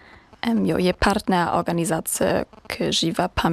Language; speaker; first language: Czech; non-native, learner; German